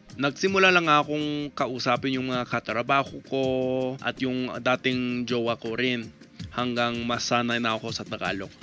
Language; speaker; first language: Filipino; non-native, fluent; English